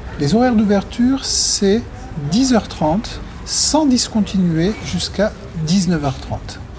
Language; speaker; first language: French; native; French